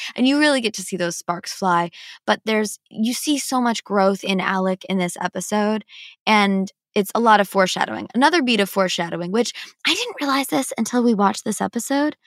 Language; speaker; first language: English; native; English